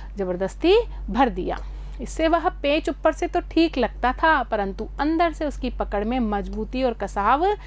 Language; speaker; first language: Hindi; native; Hindi